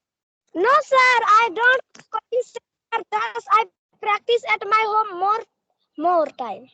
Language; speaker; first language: English; non-native, learner; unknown